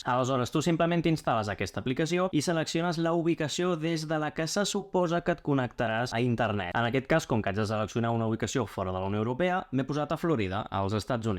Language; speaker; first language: Catalan; native; Catalan